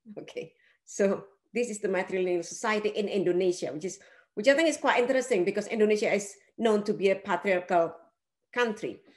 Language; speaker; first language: English; non-native, fluent; Indonesian